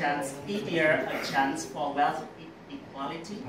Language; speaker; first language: English; non-native, learner; Vietnamese